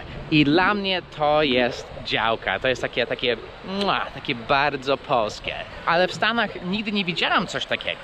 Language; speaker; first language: Polish; early bilingual, heritage; Polish